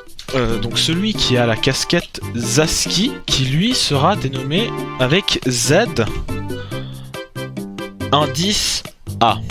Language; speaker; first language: French; native; French